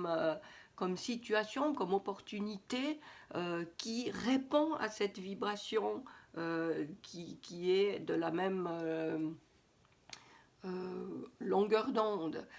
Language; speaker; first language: French; native; French